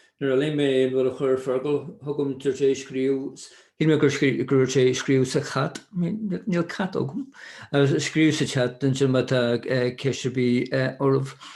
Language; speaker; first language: Irish; non-native, local second language; English